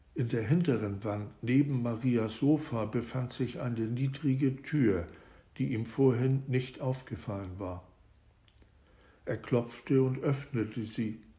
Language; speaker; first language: German; native; German